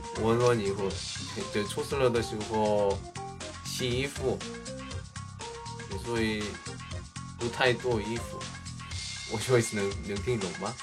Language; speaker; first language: Chinese; non-native, learner; Korean